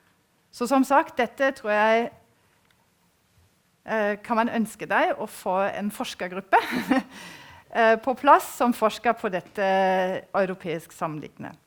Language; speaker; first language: Norwegian; non-native, fluent; German